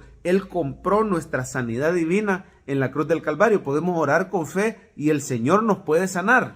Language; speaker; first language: Spanish; native; Spanish